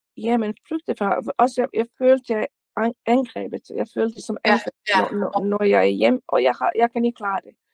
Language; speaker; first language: Danish; non-native, fluent; Bosnian